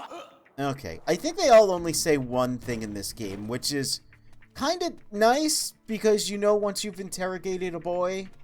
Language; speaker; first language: English; native; English